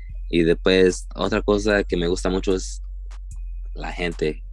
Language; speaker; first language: Spanish; early bilingual, heritage; Spanish